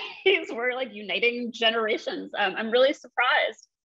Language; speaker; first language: English; native; English